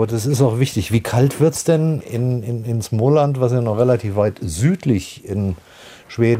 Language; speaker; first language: German; native; German